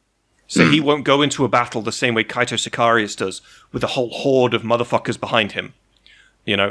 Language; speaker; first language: English; native; English